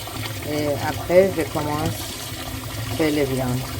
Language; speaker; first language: French; non-native, learner; Persian